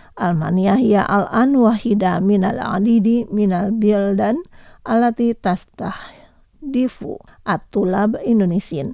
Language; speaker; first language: Arabic; non-native, fluent; Indonesian